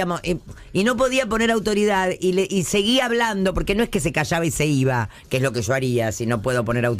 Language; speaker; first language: Spanish; native; Spanish